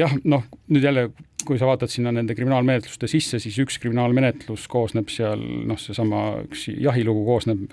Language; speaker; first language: Estonian; native; Estonian